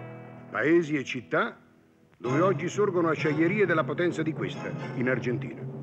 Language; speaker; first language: Italian; native; Italian